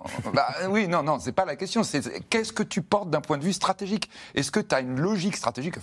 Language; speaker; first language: French; native; French